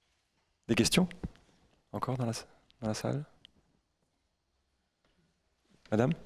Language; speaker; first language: French; native; French